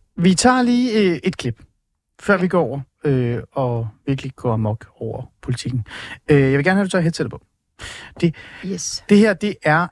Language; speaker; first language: Danish; early bilingual, other home language; Persian